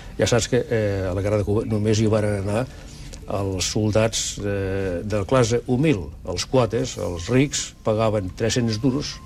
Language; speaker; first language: Catalan; early bilingual, other home language; Basque